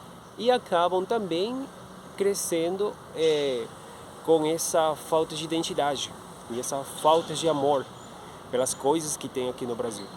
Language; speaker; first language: Portuguese; non-native, fluent; Spanish